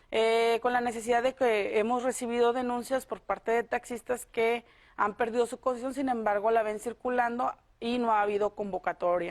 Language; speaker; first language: Spanish; native; Spanish